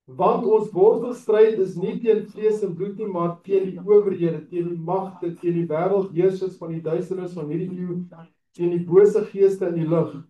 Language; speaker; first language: Afrikaans; non-native, local second language; English